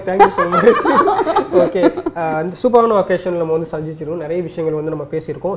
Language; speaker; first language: Tamil; native; Tamil